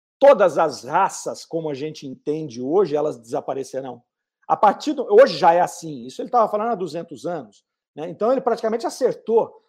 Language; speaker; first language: Portuguese; native; Portuguese